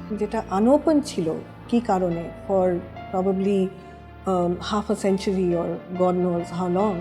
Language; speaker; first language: English; non-native, local second language; Bangla